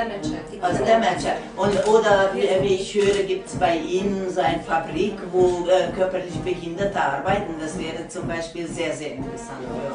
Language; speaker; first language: German; non-native, fluent; Hungarian